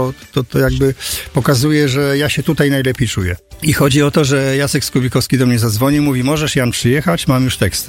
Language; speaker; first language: Polish; native; Polish